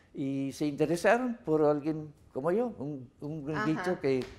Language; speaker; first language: Spanish; non-native, fluent; English